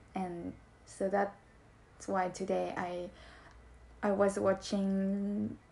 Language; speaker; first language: English; non-native, learner; Japanese